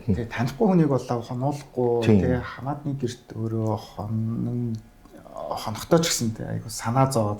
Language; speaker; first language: Mongolian; non-native, fluent; Japanese